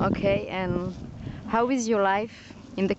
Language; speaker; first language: English; non-native, fluent; French